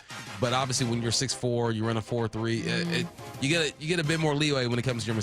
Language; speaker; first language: English; native; English